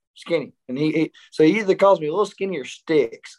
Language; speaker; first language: English; native; English